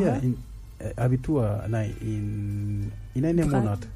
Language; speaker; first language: German; non-native, fluent; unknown